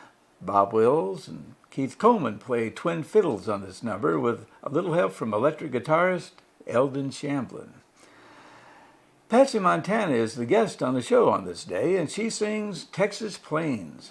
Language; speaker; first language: English; native; English